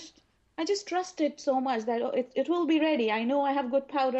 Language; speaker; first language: English; non-native, local second language; Urdu